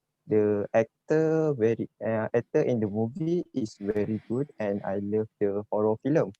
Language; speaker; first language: English; non-native, learner; Malay